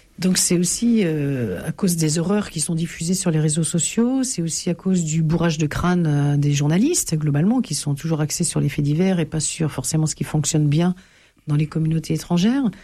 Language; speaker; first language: French; native; French